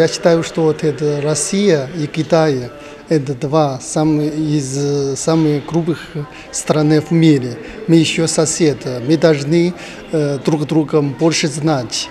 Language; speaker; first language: Russian; non-native, fluent; Chinese